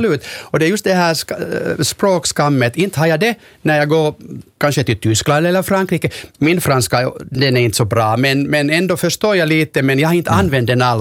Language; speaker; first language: Swedish; non-native, local second language; Finnish